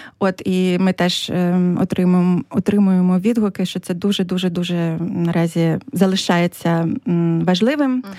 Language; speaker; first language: Ukrainian; native; Ukrainian